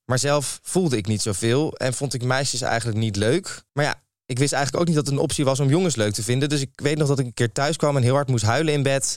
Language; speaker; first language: Dutch; native; Dutch